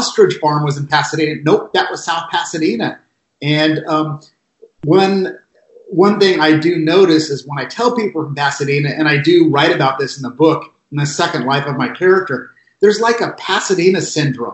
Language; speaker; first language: English; native; English